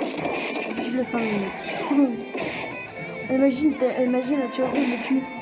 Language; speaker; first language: French; native; French